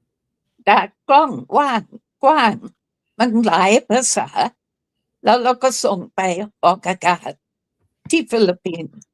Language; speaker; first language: Thai; non-native, fluent; English